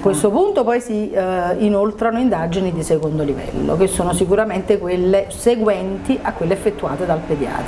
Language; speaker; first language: Italian; native; Italian